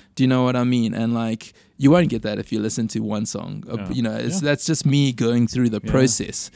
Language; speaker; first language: English; native; English